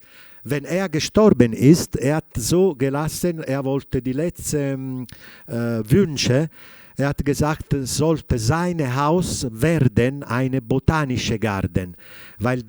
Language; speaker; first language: German; non-native, fluent; Italian